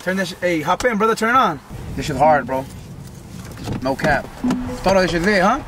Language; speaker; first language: English; early bilingual, other home language; Spanish